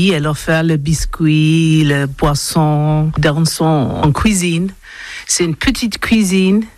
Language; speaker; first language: French; non-native, learner; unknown